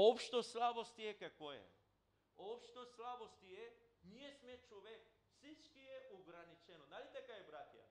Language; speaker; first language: Bulgarian; non-native, learner; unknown